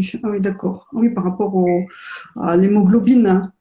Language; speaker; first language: French; native; French